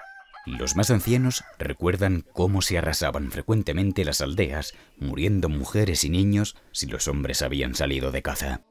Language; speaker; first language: Spanish; native; Spanish